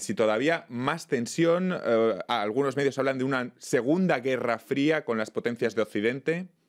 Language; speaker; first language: Spanish; native; Spanish